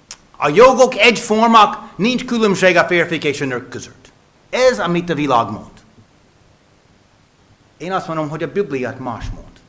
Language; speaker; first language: Hungarian; non-native, fluent; English